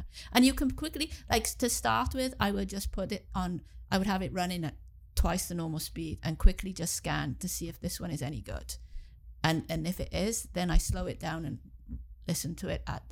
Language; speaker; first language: English; native; English